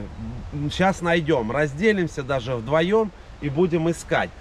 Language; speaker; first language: Russian; native; Russian